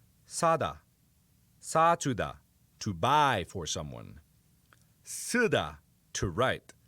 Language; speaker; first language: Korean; non-native, learner; English